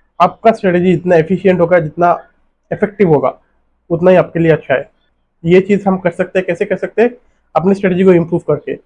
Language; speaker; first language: Hindi; non-native, local second language; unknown